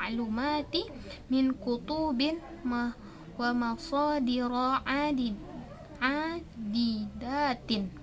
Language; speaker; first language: Arabic; non-native, learner; Indonesian